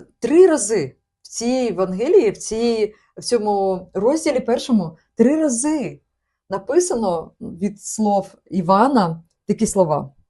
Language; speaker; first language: Ukrainian; non-native, local second language; Russian